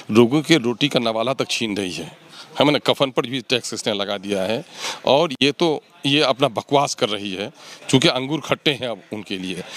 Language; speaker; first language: Hindi; native; Hindi